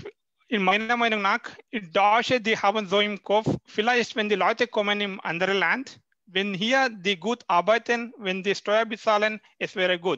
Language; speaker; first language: German; non-native, learner; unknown